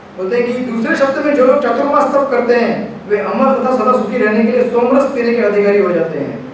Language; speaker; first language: Hindi; non-native, local second language; Marathi